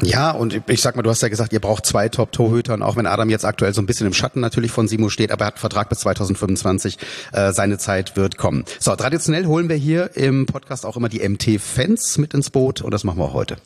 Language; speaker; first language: German; native; German